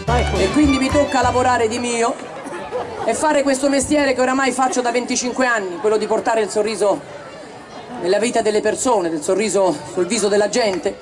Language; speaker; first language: Italian; native; Italian